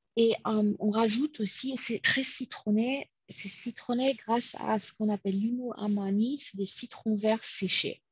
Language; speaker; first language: French; non-native, fluent; English